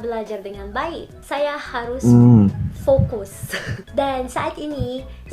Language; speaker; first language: Indonesian; non-native, fluent; Filipino